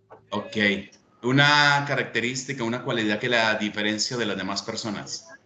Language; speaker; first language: Spanish; native; Spanish